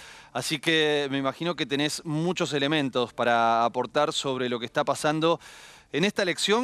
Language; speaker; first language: Spanish; native; Spanish